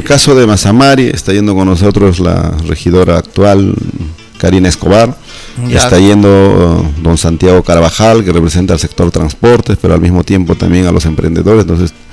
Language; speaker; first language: Spanish; non-native, local second language; Quechua